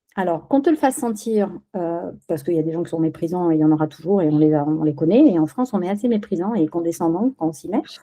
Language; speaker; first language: French; early bilingual, other home language; Spanish